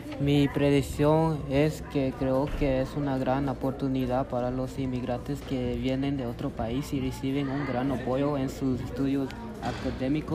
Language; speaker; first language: Spanish; early bilingual, heritage; Spanish